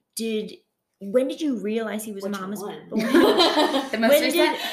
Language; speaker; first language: English; native; English